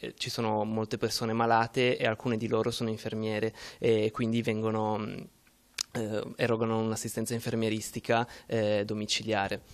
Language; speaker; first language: Italian; native; Italian